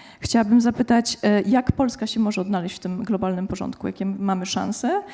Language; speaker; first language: Polish; native; Polish